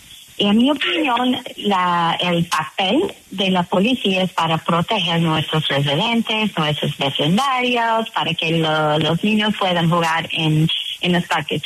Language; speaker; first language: Spanish; non-native, fluent; English